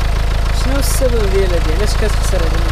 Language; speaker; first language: Arabic; native; Arabic